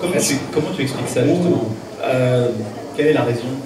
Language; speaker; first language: French; native; French